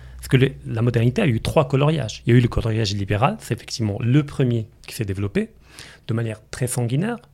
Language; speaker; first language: French; non-native, local second language; Arabic